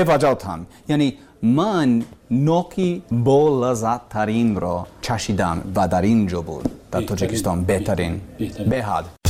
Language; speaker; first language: Persian; non-native, learner; English